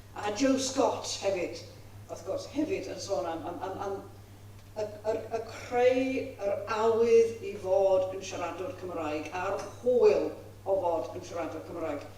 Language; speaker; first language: Welsh; non-native, fluent; English